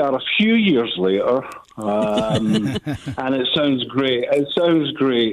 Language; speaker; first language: English; native; English